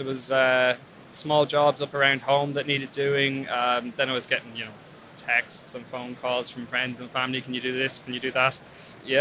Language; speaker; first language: English; native; English